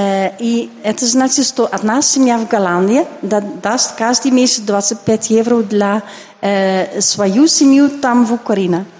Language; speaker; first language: Russian; non-native, learner; Dutch